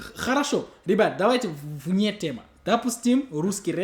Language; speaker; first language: Russian; non-native, learner; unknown